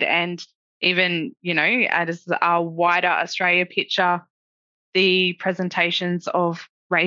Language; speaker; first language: English; native; English